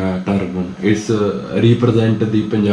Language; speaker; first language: English; non-native, local second language; Punjabi